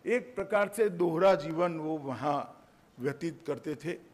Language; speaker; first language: Hindi; non-native, local second language; Gujarati